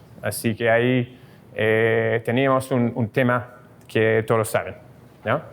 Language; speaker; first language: Spanish; non-native, fluent; English